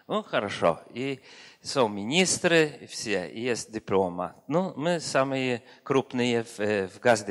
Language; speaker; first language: Russian; non-native, learner; Polish